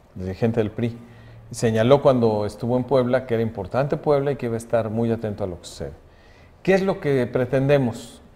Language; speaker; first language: Spanish; native; Spanish